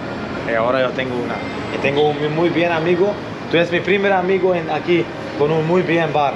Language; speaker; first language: Spanish; non-native, learner; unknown